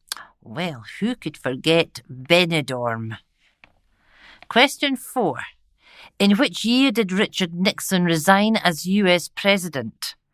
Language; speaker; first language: English; native; English